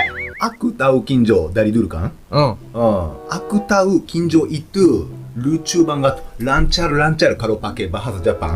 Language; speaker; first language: Indonesian; non-native, fluent; Japanese